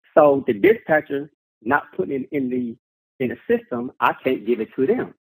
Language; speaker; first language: English; native; English